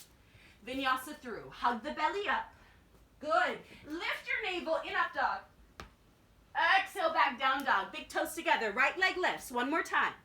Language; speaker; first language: English; native; English